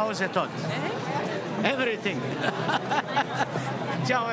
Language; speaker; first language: English; non-native, learner; Serbian